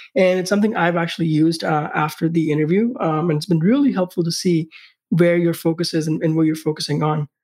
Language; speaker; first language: English; non-native, local second language; Hindi